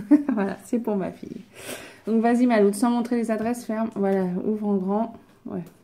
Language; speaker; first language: French; native; French